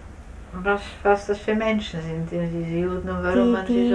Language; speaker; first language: German; native; German